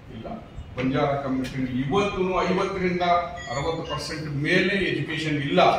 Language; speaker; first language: Kannada; non-native, local second language; Lambadi